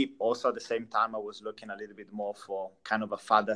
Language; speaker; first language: English; non-native, fluent; Italian